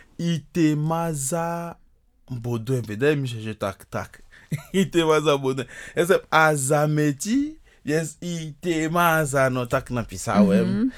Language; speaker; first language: Polish; non-native, fluent; Ewe